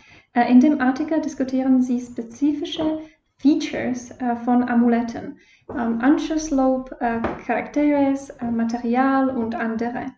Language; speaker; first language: German; non-native, fluent; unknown